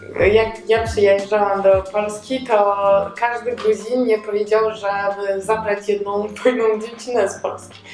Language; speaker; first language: Polish; non-native, learner; Georgian